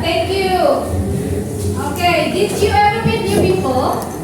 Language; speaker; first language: English; non-native, fluent; Indonesian